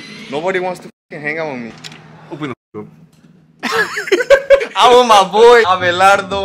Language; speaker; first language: English; early bilingual, other home language; Spanish